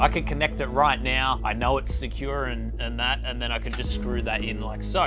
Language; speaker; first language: English; native; English